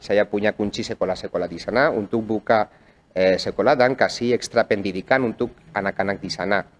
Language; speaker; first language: Indonesian; non-native, fluent; Spanish